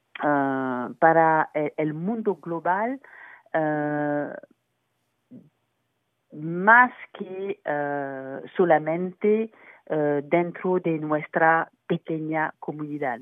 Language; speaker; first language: Spanish; non-native, fluent; French